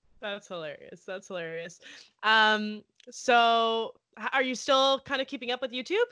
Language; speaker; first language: English; native; English